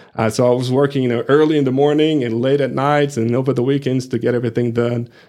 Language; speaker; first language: English; non-native, fluent; Portuguese